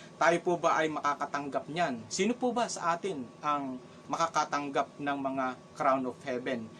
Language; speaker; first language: Filipino; non-native, local second language; Cebuano